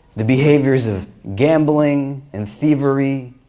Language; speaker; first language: English; native; English